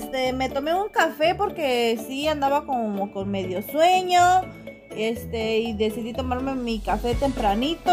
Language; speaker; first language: Spanish; native; Spanish